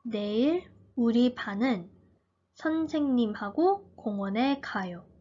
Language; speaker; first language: Korean; early bilingual, heritage; Korean